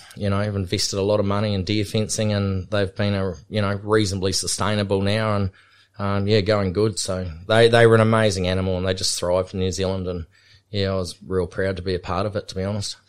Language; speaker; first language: English; native; English